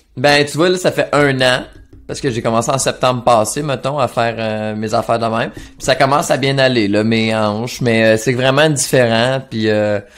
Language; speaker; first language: French; native; French